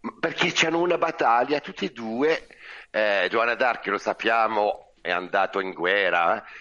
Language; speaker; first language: Italian; non-native, fluent; French